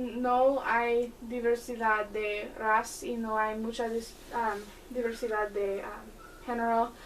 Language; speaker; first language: Spanish; non-native, learner; English